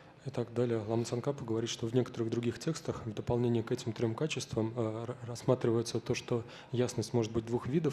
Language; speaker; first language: Russian; native; Russian